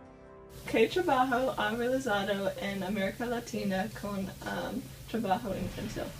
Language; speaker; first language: Spanish; non-native, learner; English